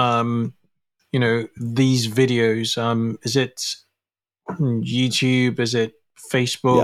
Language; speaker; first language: English; non-native, local second language; Yoruba